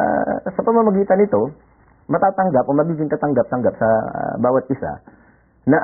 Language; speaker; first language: Filipino; native; Filipino